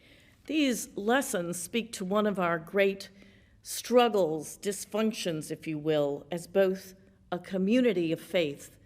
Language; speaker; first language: English; native; English